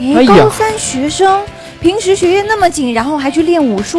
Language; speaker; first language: Chinese; native; Chinese